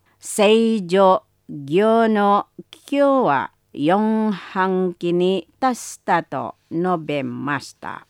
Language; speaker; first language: Japanese; non-native, learner; Indonesian